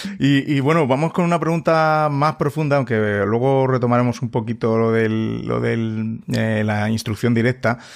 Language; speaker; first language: Spanish; native; Spanish